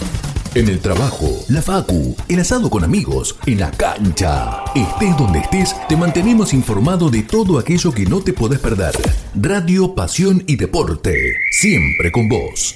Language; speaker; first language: Spanish; native; Spanish